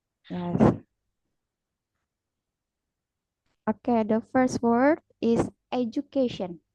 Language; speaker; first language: English; non-native, fluent; Indonesian